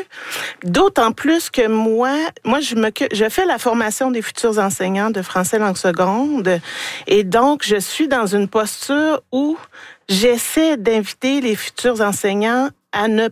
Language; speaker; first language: French; native; French